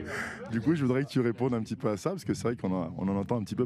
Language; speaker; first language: French; native; French